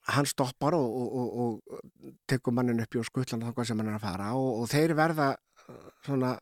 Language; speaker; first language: Icelandic; native; Icelandic